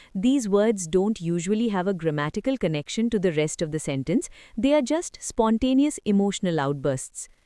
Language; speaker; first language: English; non-native, local second language; Hindi